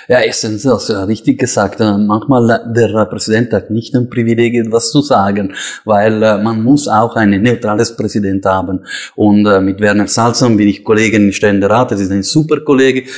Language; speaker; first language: German; non-native, local second language; Italian